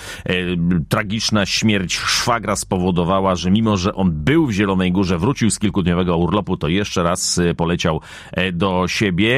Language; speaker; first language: Polish; native; Polish